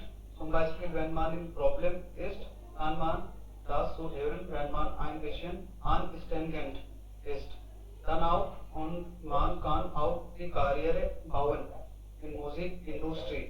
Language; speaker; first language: German; non-native, learner; Hindi